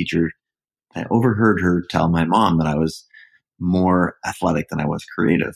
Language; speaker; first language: English; native; English